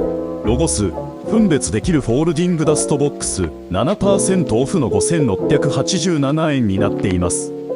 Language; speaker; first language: Japanese; native; Japanese